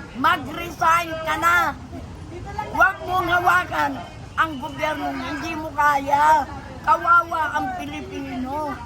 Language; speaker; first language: Filipino; non-native, local second language; Iloko